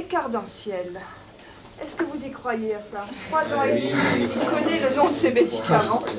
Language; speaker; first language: French; native; French